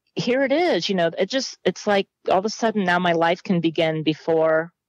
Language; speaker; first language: English; native; English